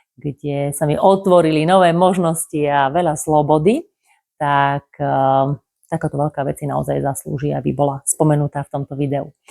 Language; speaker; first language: Slovak; native; Slovak